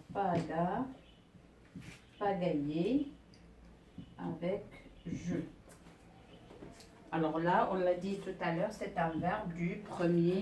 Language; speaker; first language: French; non-native, local second language; Arabic